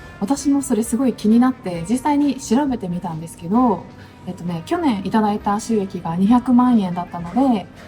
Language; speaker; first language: Japanese; native; Japanese